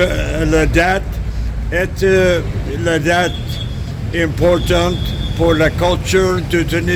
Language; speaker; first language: French; non-native, learner; English